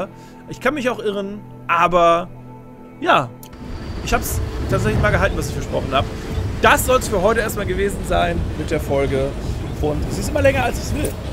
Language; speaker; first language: German; native; German